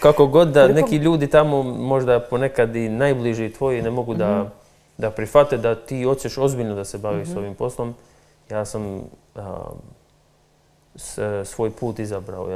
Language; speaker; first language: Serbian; non-native, local second language; Albanian